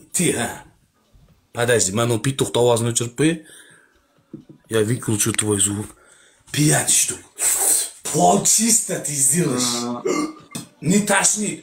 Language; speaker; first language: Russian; non-native, learner; Uzbek